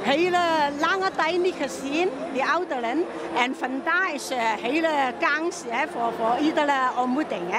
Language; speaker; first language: Dutch; non-native, learner; Cantonese